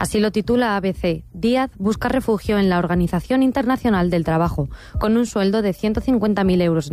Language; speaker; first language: Spanish; native; Spanish